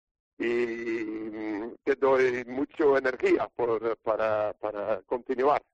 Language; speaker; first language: Spanish; non-native, learner; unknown